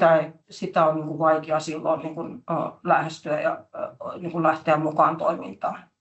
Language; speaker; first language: Finnish; native; Finnish